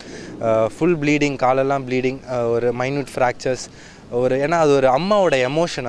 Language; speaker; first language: Tamil; native; Tamil